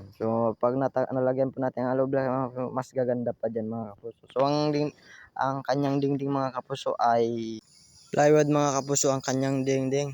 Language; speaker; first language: Filipino; non-native, local second language; Cebuano